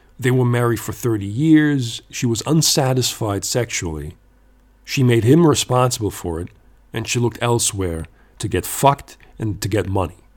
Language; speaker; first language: English; non-native, fluent; German